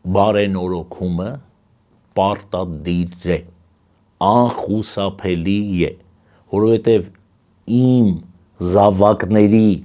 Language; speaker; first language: Armenian; native; Armenian